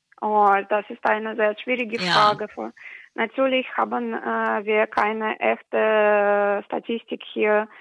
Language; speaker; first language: German; non-native, fluent; Russian